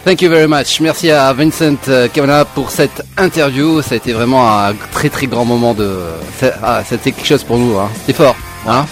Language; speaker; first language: French; non-native, local second language; Arabic